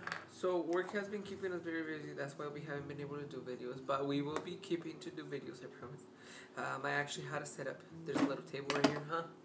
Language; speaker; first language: English; early bilingual, other home language; Spanish